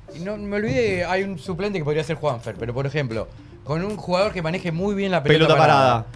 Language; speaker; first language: Spanish; native; Spanish